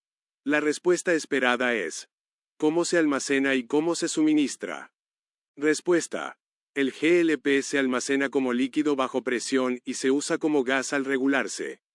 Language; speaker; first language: Spanish; native; Spanish